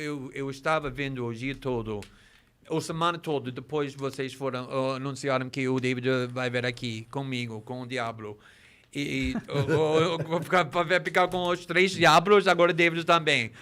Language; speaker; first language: Portuguese; non-native, fluent; English